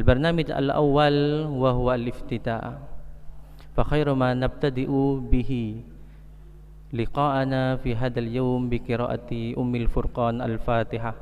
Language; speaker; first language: Arabic; non-native, fluent; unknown